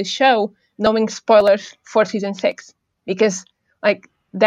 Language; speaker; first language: English; non-native, fluent; Portuguese